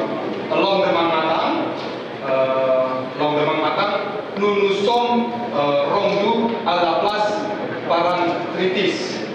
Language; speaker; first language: French; non-native, learner; Indonesian